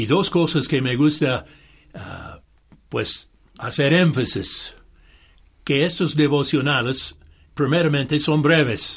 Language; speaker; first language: Spanish; non-native, fluent; English